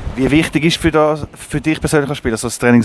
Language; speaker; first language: German; native; German